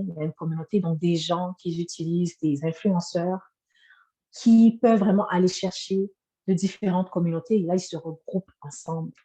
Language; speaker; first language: French; native; French